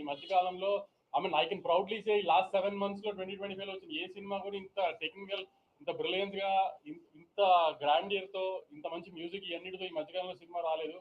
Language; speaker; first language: Telugu; native; Telugu